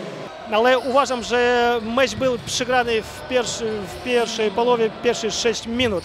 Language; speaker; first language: Polish; non-native, fluent; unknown